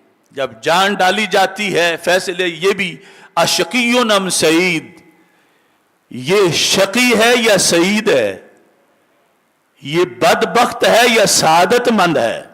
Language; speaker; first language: Urdu; native; Urdu